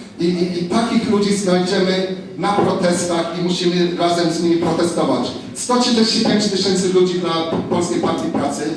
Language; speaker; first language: Polish; non-native, fluent; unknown